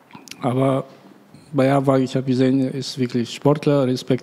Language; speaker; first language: German; non-native, learner; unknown